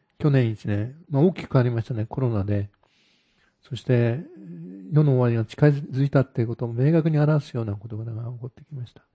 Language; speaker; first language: Japanese; native; Japanese